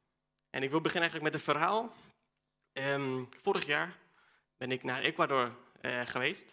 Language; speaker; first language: Dutch; non-native, fluent; Spanish